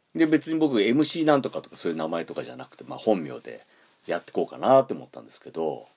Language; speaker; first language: Japanese; native; Japanese